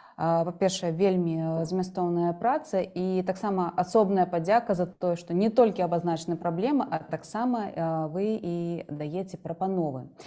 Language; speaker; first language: Belarusian; native; Belarusian